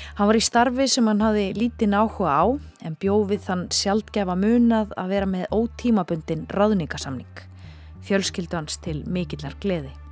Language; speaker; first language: Icelandic; native; Icelandic